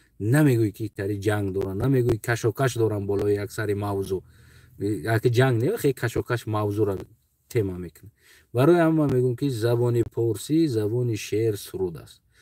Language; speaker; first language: Tajik; non-native, local second language; Uzbek